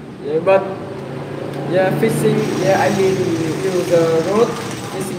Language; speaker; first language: English; non-native, learner; Vietnamese